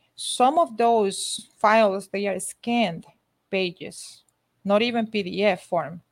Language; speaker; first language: English; non-native, fluent; Spanish